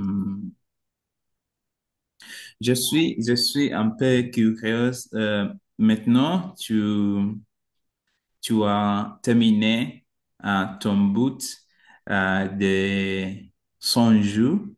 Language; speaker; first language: French; non-native, learner; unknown